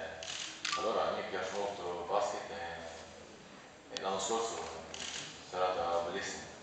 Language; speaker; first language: Italian; non-native, learner; Norwegian